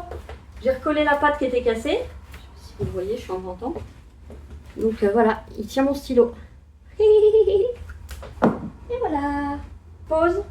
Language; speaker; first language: French; native; French